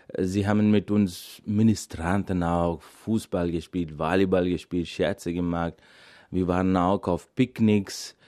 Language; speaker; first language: German; non-native, fluent; Malayalam